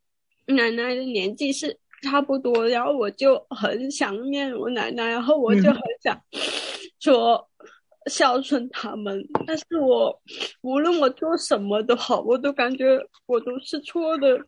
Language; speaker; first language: Chinese; non-native, local second language; Cantonese